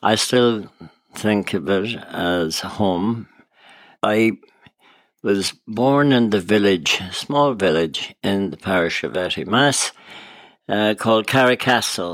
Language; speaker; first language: English; native; English